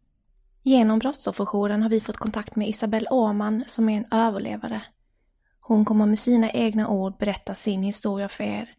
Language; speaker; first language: Swedish; native; Swedish